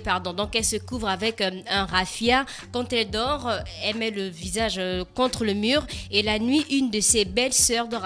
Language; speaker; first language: French; native; French